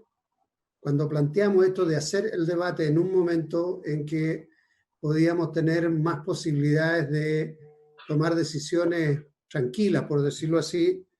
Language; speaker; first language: Spanish; native; Spanish